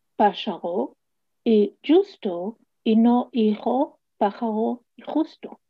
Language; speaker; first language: Spanish; early bilingual, heritage; Hebrew